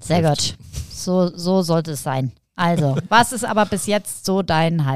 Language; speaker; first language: German; native; German